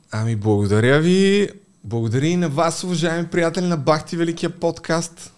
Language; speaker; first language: Bulgarian; native; Bulgarian